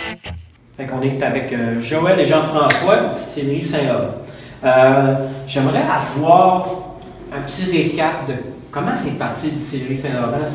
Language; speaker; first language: French; native; French